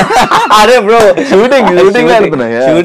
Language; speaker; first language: Telugu; non-native, learner; Hindi